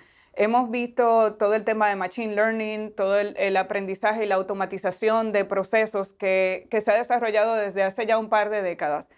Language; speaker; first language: Spanish; native; Spanish